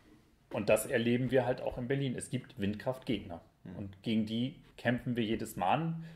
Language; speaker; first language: German; native; German